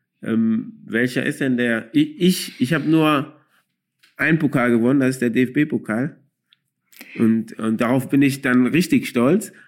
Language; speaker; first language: German; early bilingual, other home language; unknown